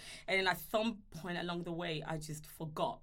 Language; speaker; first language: English; non-native, local second language; Yoruba